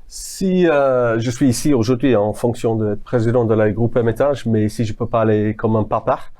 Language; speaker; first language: French; non-native, fluent; English